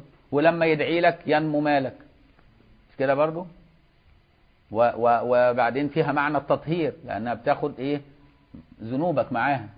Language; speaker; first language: Arabic; native; Arabic